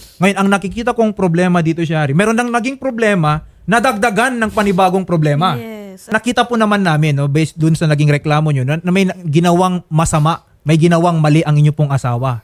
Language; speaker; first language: Filipino; native; Filipino